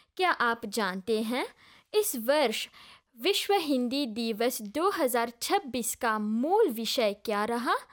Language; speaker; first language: Hindi; non-native, local second language; Morisyen